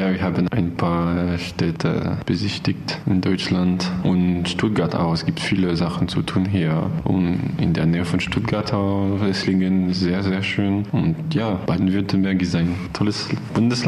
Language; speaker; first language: German; non-native, fluent; French